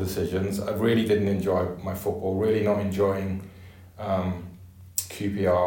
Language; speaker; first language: English; native; English